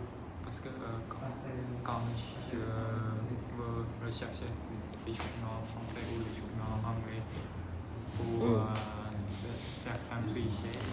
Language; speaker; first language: French; non-native, learner; Khmer